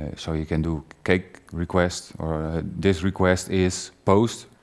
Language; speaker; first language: English; non-native, fluent; Dutch